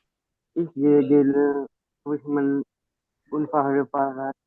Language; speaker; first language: German; non-native, learner; Indonesian